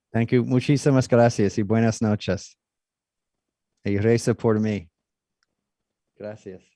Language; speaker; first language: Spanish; non-native, learner; English